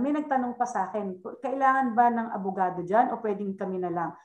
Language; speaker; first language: Filipino; native; Filipino